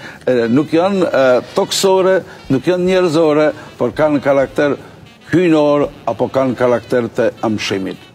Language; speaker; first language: Albanian; native; Albanian